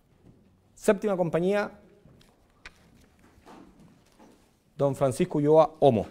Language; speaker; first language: Spanish; native; Spanish